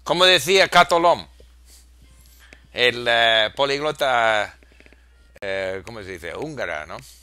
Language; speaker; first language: Spanish; non-native, fluent; English